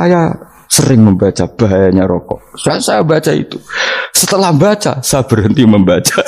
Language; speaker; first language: Indonesian; non-native, local second language; Javanese